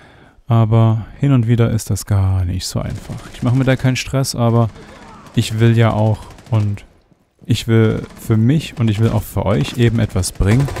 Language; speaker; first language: German; native; German